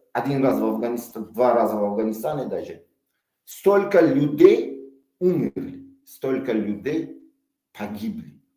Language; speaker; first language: Russian; non-native, local second language; Tajik